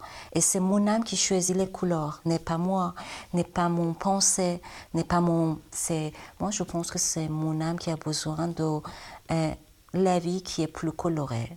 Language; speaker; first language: French; non-native, learner; Persian